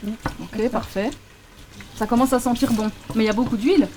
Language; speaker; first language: French; native; French